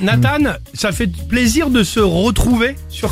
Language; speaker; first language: French; native; French